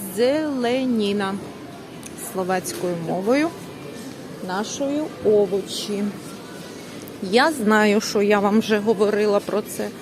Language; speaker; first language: Ukrainian; non-native, local second language; Russian